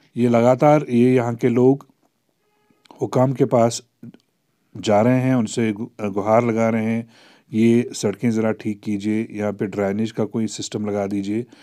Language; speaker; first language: Urdu; non-native, local second language; Kashmiri